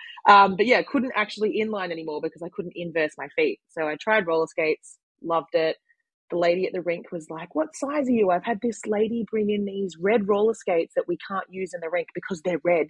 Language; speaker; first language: English; native; English